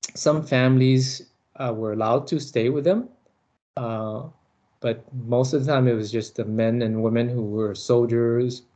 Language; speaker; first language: English; early bilingual, other home language; Lao